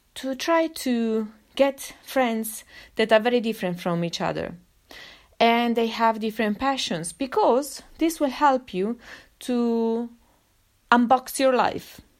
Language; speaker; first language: English; non-native, fluent; Italian